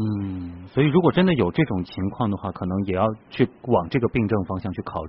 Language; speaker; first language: Chinese; native; Chinese